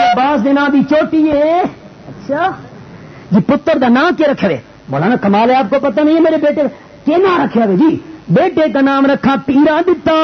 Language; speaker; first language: Urdu; non-native, local second language; Northern Hindko